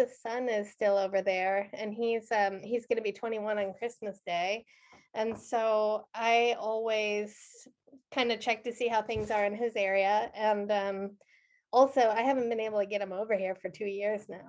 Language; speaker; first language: English; native; English